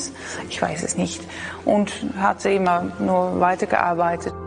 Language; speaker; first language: German; non-native, learner; Dutch